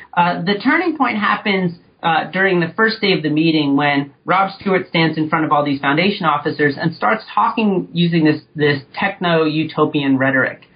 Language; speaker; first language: English; native; English